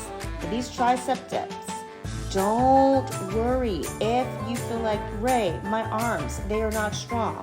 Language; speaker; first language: English; native; English